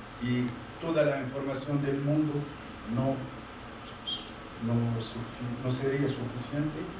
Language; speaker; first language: Spanish; non-native, fluent; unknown